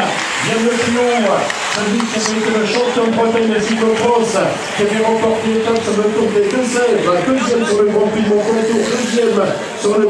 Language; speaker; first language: French; native; French